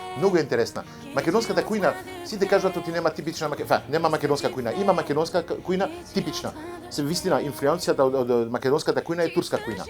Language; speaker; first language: Macedonian; non-native, fluent; French